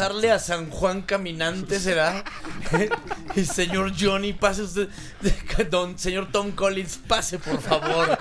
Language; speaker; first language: Spanish; native; Spanish